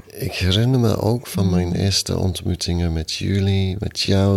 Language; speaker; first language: Dutch; non-native, fluent; English